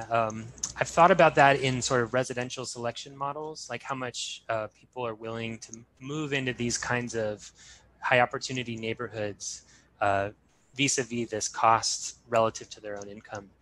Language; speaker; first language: English; native; English